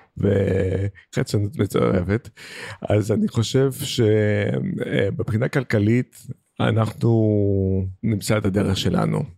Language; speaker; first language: Hebrew; non-native, fluent; Greek